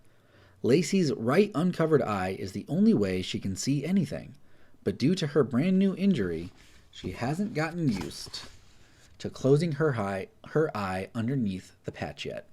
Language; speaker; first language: English; native; English